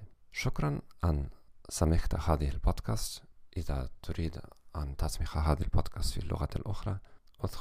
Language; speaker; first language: Arabic; non-native, learner; German